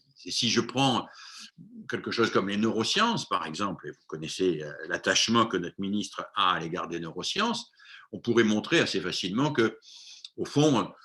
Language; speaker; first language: French; native; French